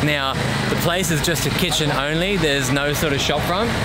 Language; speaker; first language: English; native; English